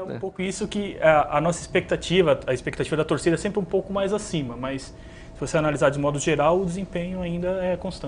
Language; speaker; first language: Portuguese; native; Portuguese